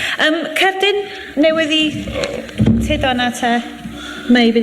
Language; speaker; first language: Welsh; native; Welsh